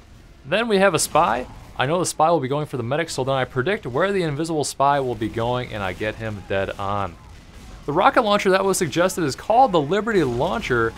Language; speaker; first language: English; native; English